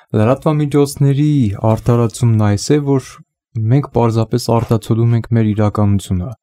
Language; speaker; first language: Armenian; native; Armenian